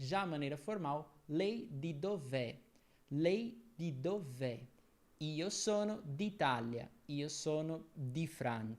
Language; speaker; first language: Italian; non-native, fluent; Portuguese